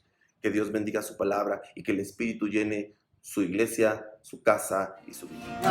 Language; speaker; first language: Spanish; native; Spanish